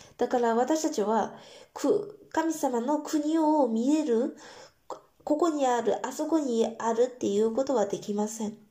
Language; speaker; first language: Japanese; non-native, fluent; Korean